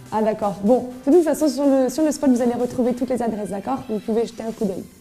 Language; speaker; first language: French; native; French